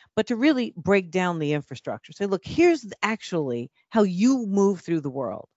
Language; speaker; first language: English; native; English